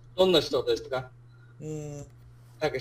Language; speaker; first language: Japanese; non-native, fluent; English